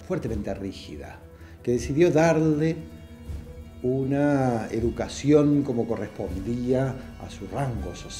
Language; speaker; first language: Spanish; native; Spanish